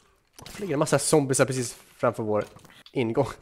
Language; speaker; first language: Swedish; native; Swedish